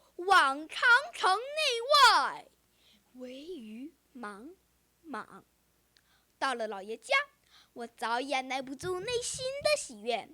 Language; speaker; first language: Chinese; early bilingual, heritage; Chinese